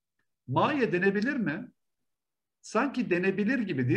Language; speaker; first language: Turkish; native; Turkish